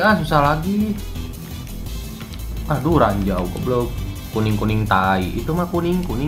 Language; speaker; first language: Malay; non-native, local second language; Sundanese